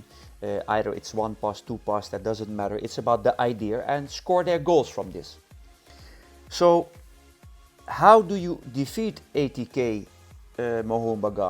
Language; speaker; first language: English; non-native, fluent; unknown